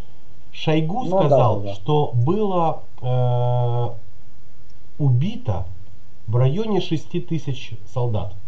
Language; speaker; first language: Russian; native; Russian